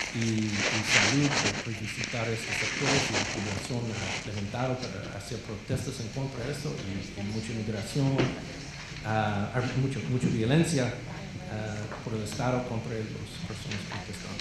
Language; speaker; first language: Spanish; non-native, fluent; English